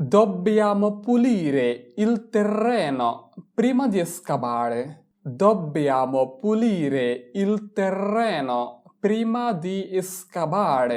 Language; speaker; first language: Italian; non-native, fluent; Bangla